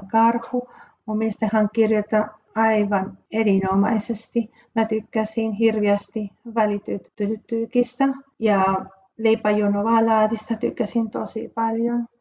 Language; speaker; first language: Finnish; non-native, fluent; Spanish